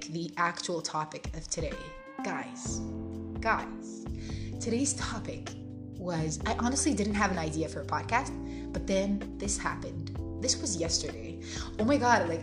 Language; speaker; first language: English; non-native, fluent; Arabic